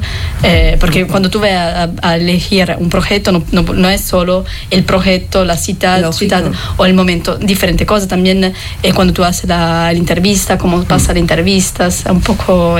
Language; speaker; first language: Spanish; non-native, fluent; Italian